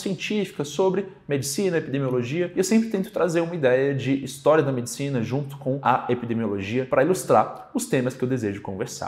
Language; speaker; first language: Portuguese; native; Portuguese